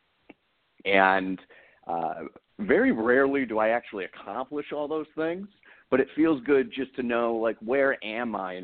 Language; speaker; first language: English; native; English